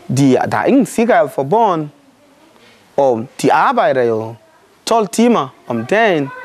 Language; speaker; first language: Danish; non-native, fluent; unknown